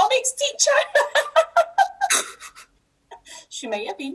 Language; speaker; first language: English; native; English